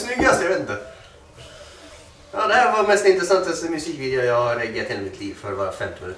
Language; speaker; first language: Swedish; native; Swedish